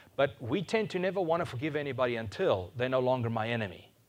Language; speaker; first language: English; non-native, local second language; Afrikaans